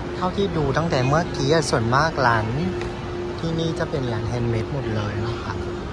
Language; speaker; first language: Thai; non-native, fluent; Vietnamese